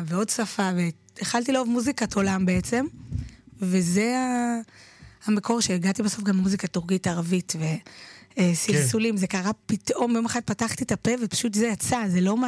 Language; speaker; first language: Hebrew; native; Hebrew